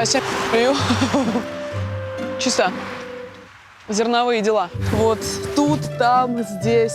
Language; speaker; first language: Russian; native; Russian